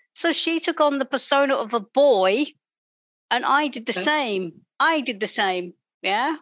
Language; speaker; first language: English; native; English